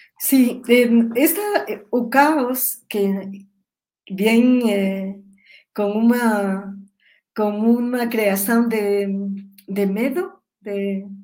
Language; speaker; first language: Portuguese; non-native, learner; Spanish